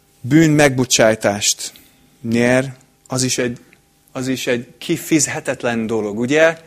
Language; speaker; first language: Hungarian; non-native, fluent; English